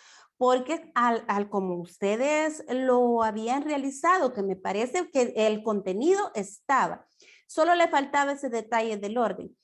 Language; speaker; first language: Spanish; native; Spanish